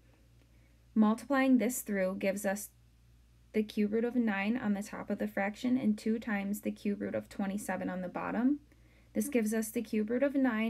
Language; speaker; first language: English; native; English